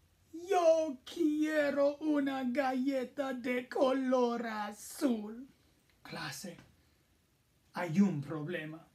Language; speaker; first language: Spanish; non-native, fluent; English